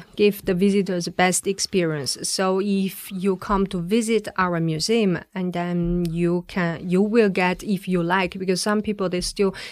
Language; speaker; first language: English; non-native, fluent; Chinese